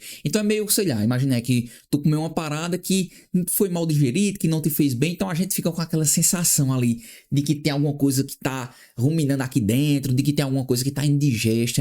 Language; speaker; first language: Portuguese; native; Portuguese